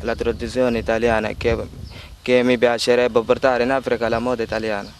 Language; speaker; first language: Italian; non-native, learner; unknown